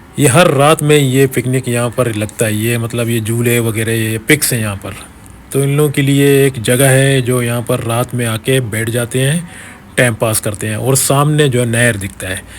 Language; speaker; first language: Urdu; non-native, local second language; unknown